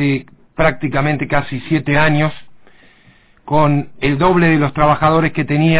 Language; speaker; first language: Spanish; native; Spanish